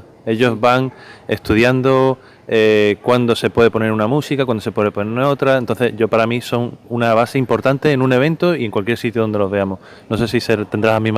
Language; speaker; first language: Spanish; native; Spanish